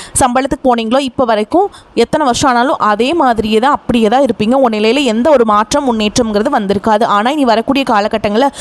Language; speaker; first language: Tamil; native; Tamil